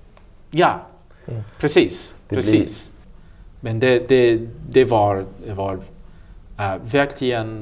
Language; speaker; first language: Swedish; non-native, learner; English